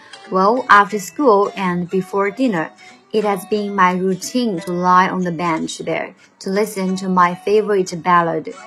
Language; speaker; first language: English; non-native, fluent; Chinese